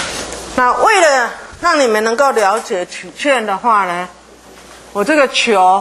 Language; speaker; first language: Chinese; native; Chinese